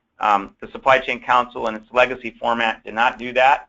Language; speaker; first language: English; native; English